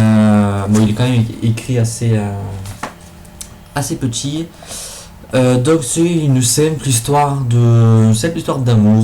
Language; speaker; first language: French; native; French